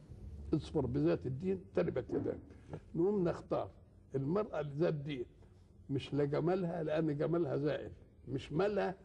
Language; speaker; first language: Arabic; native; Arabic